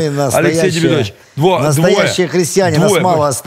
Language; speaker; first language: Russian; native; Russian